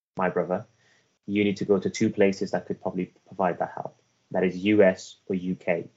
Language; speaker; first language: English; early bilingual, other home language; Persian